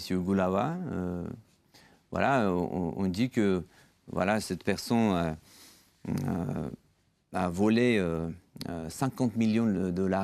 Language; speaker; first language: French; non-native, fluent; Georgian